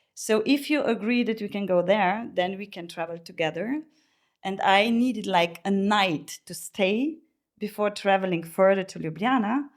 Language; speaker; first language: English; non-native, fluent; Slovenian